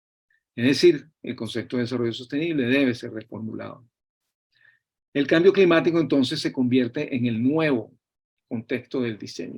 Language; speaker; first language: Spanish; native; Spanish